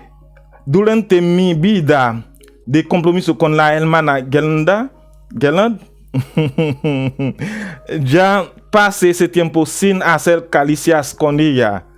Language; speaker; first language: Spanish; non-native, learner; Haitian Creole